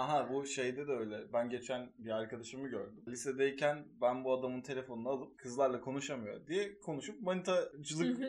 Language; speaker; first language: Turkish; native; Turkish